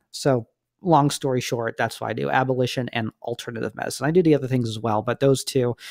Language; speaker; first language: English; native; English